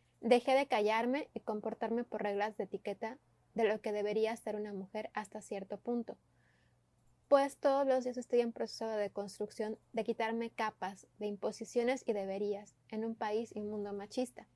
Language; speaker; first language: Spanish; native; Spanish